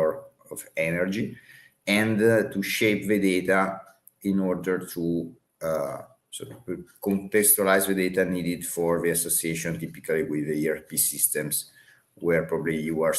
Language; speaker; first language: English; non-native, fluent; Italian